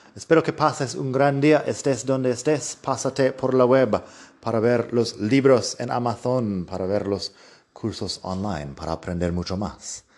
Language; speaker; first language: Spanish; non-native, fluent; English